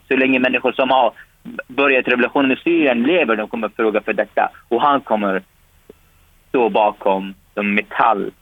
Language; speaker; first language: Swedish; non-native, fluent; Arabic